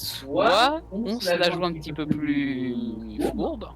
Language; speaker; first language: French; native; French